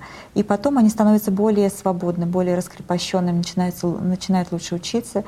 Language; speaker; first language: Russian; native; Russian